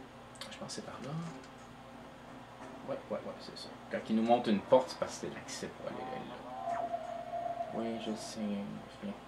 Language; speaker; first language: French; native; French